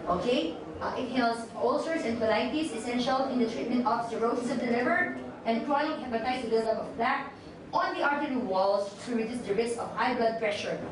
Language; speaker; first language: English; non-native, local second language; Filipino